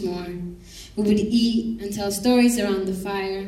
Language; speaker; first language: English; non-native, local second language; Kinyarwanda